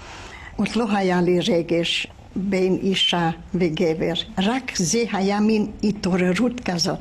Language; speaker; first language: Hebrew; non-native, fluent; Hungarian